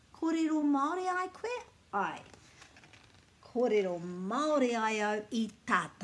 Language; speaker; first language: Māori; non-native, local second language; English